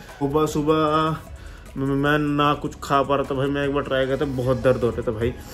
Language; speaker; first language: Hindi; non-native, local second language; Bangla